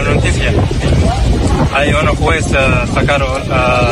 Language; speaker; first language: Spanish; non-native, learner; Arabic